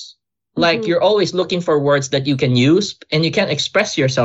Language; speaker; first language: English; non-native, local second language; Filipino